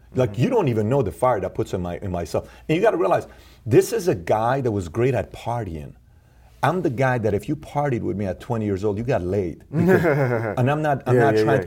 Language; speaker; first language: English; early bilingual, other home language; Persian